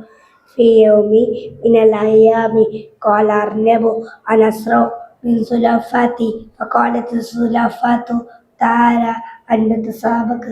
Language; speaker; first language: Arabic; non-native, learner; Malayalam